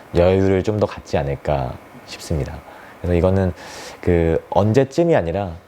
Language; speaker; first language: Korean; native; Korean